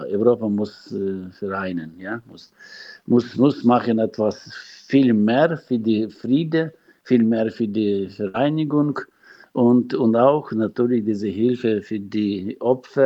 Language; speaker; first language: German; non-native, learner; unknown